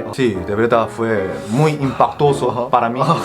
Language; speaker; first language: Spanish; non-native, fluent; Korean